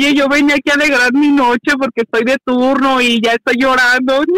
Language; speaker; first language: Spanish; native; Spanish